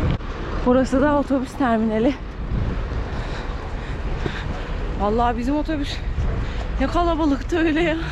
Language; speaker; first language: Turkish; native; Turkish